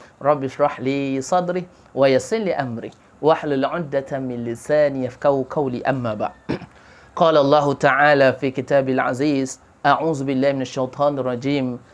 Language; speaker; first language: Malay; native; Malay